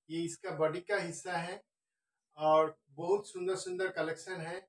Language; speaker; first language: Hindi; non-native, local second language; Bangla